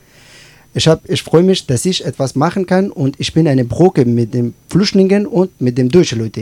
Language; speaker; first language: German; non-native, learner; Persian